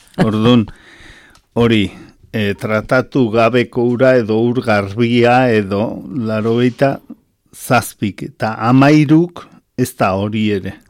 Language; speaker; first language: Basque; native; Basque